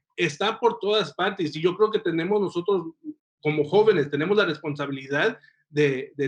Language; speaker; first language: Spanish; early bilingual, heritage; Spanish